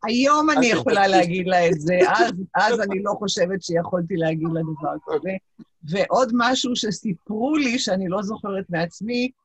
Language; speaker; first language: Hebrew; non-native, local second language; Yiddish